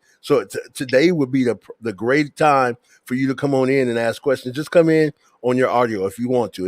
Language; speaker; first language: English; native; English